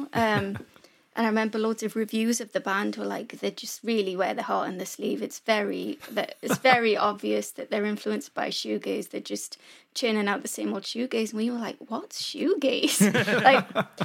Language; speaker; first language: English; native; English